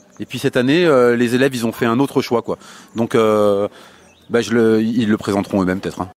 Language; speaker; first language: French; native; French